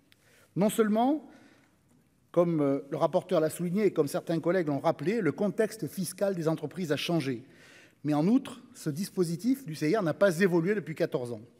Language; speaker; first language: French; native; French